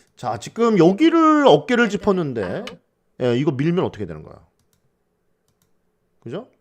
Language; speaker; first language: Korean; native; Korean